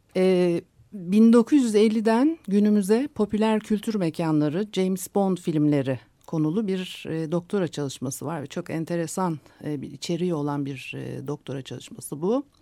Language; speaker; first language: Turkish; native; Turkish